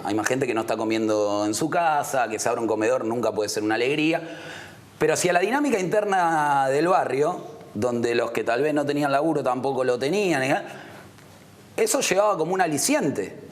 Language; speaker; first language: Spanish; native; Spanish